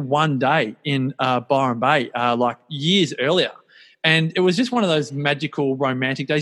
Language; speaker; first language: English; native; English